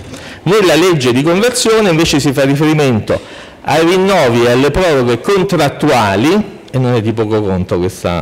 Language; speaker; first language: Italian; native; Italian